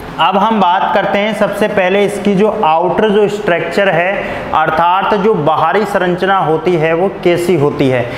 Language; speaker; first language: Hindi; native; Hindi